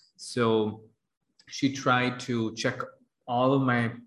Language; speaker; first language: English; non-native, fluent; Arabic